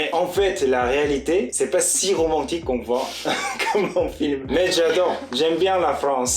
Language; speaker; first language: French; non-native, fluent; Korean